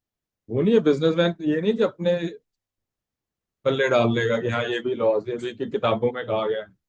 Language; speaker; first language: Hindi; native; Hindi